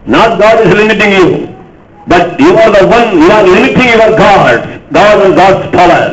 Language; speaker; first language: English; non-native, local second language; Tamil